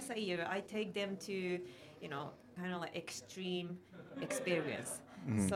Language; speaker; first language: English; non-native, fluent; Japanese